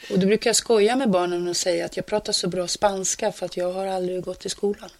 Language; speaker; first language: Swedish; native; Swedish